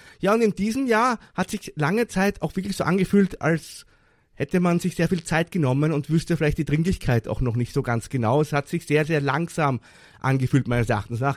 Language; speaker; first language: German; native; German